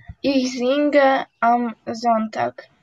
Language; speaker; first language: German; non-native, learner; Russian